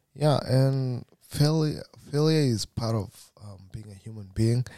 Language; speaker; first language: English; non-native, local second language; Kikuyu